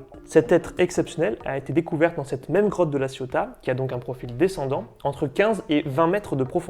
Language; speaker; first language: French; native; French